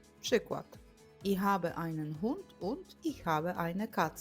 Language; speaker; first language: German; non-native, fluent; Polish